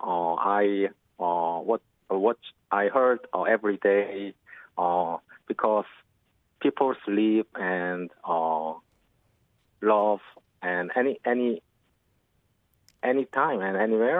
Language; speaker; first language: English; non-native, learner; Korean